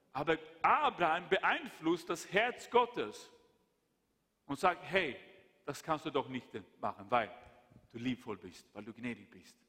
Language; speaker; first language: German; non-native, fluent; Swedish